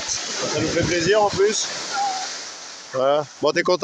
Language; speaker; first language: French; native; French